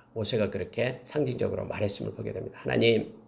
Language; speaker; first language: Korean; native; Korean